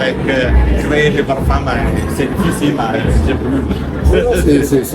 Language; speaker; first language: French; non-native, learner; Italian